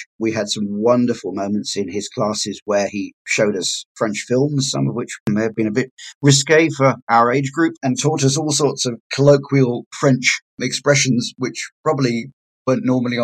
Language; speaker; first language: English; native; English